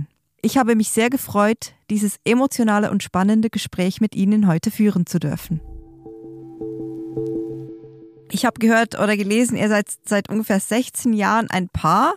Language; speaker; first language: German; native; German